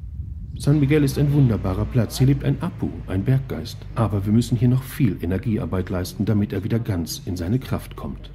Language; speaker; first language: German; native; German